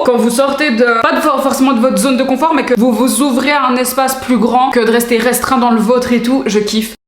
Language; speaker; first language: French; native; French